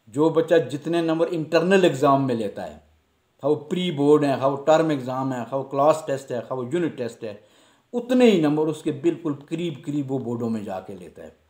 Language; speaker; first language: Urdu; non-native, local second language; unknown